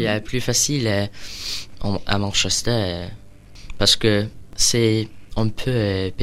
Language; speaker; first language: French; non-native, learner; English